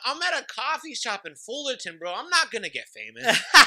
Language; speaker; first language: English; early bilingual, other home language; Spanish